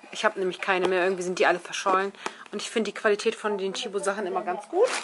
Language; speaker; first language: German; early bilingual, other home language; Turkish